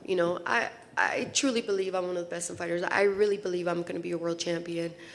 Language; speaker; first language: English; early bilingual, other home language; Spanish